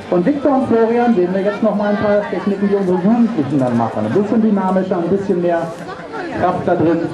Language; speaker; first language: German; native; German